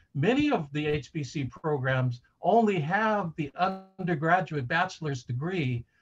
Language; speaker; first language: English; native; English